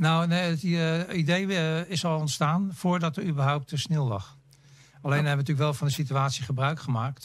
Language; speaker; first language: Dutch; native; Dutch